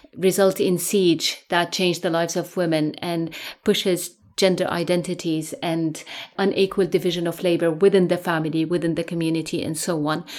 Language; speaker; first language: English; non-native, fluent; Arabic